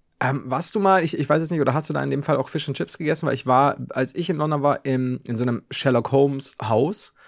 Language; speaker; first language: German; native; German